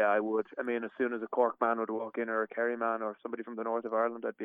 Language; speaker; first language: English; native; English